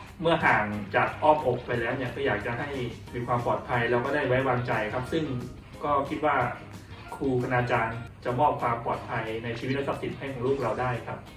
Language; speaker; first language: Thai; native; Thai